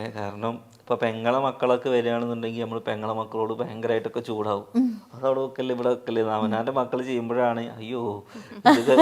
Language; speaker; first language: Malayalam; native; Malayalam